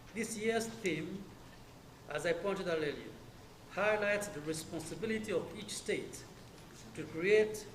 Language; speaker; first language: English; non-native, local second language; French